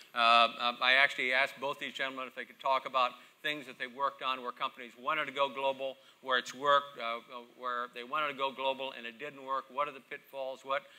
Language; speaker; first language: English; native; English